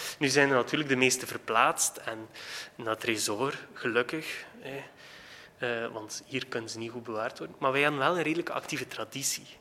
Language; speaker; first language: Dutch; native; Dutch